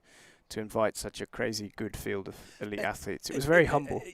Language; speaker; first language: English; native; English